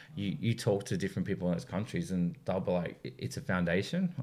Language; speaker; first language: English; native; English